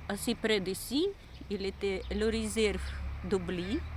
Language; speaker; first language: French; non-native, learner; Russian